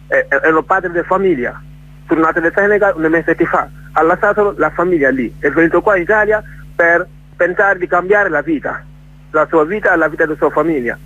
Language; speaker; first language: Italian; non-native, fluent; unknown